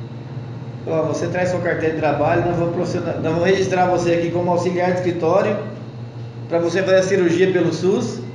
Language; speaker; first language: Portuguese; native; Portuguese